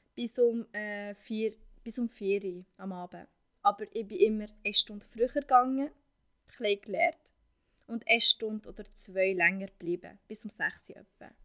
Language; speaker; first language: German; non-native, fluent; Arabic